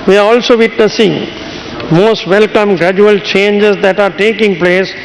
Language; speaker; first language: English; non-native, local second language; Sinhala